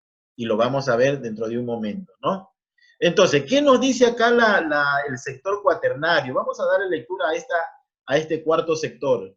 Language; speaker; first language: Spanish; native; Spanish